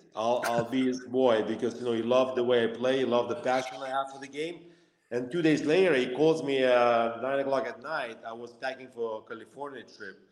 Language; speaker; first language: English; non-native, fluent; Lithuanian